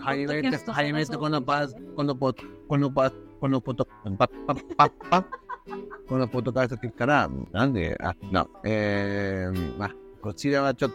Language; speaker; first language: Japanese; non-native, learner; Spanish